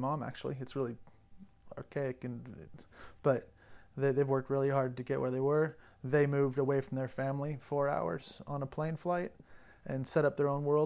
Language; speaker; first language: English; native; English